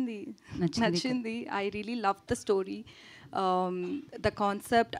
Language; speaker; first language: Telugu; non-native, learner; Tamil